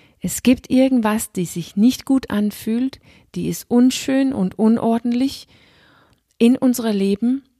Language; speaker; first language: German; non-native, fluent; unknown